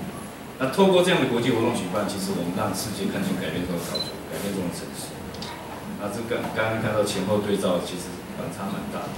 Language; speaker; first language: Chinese; native; Chinese